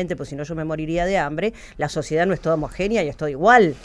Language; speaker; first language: Spanish; native; Spanish